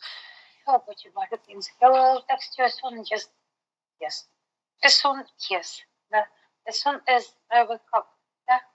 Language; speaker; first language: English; non-native, learner; Russian